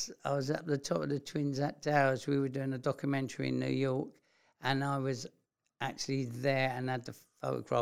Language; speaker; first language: English; native; English